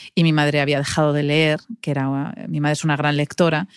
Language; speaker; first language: Spanish; native; Spanish